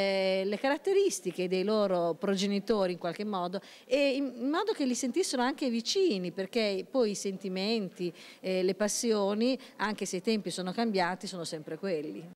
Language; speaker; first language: Italian; native; Italian